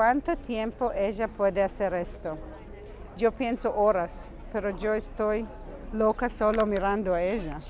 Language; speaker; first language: Spanish; non-native, learner; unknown